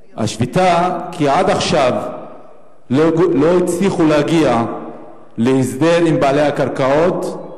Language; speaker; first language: Hebrew; non-native, local second language; Arabic